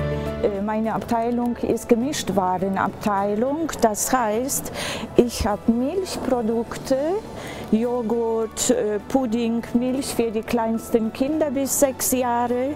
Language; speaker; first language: German; non-native, fluent; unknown